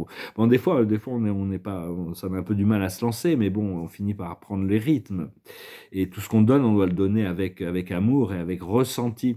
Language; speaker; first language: French; native; French